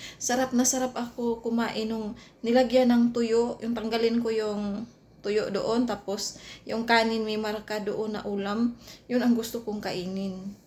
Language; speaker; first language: Filipino; non-native, local second language; Cebuano